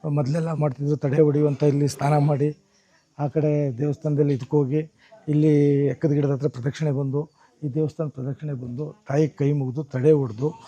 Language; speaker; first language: Kannada; native; Kannada